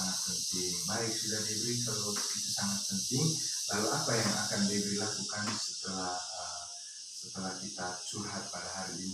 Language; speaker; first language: Indonesian; non-native, local second language; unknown